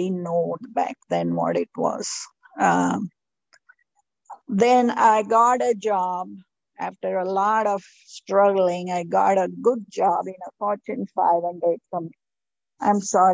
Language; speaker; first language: English; non-native, local second language; Marathi